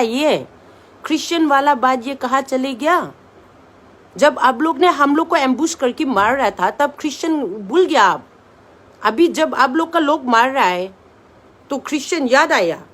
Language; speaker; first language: Hindi; non-native, local second language; Manipuri